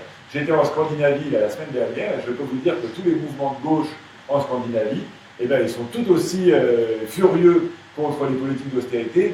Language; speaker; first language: French; native; French